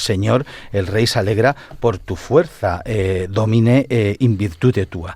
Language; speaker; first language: Spanish; native; Spanish